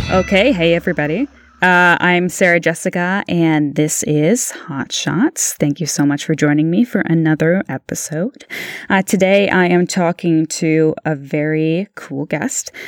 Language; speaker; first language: English; native; English